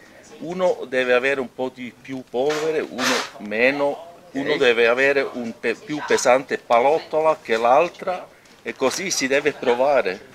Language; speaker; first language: Italian; non-native, local second language; German